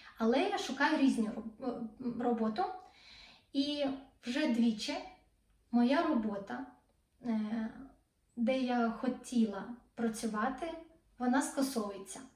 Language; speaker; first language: Ukrainian; non-native, local second language; Russian